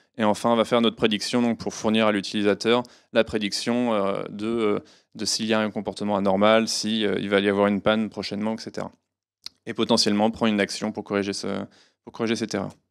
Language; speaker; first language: French; native; French